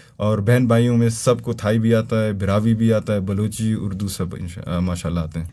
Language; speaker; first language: Urdu; non-native, local second language; Brahui